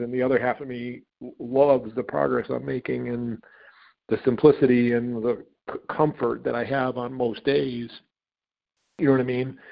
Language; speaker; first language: English; native; English